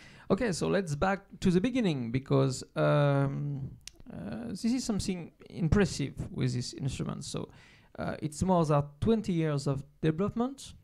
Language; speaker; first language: English; non-native, fluent; French